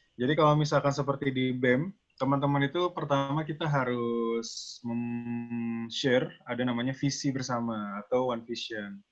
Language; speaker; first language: Indonesian; native; Indonesian